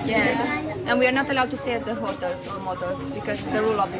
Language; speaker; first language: English; non-native, fluent; Romanian